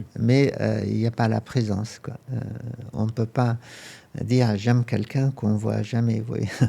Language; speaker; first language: French; non-native, fluent; Arabic